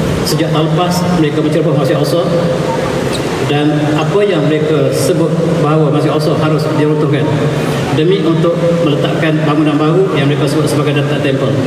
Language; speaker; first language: Malay; native; Malay